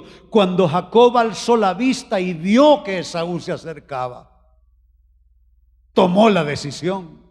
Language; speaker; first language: Spanish; native; Spanish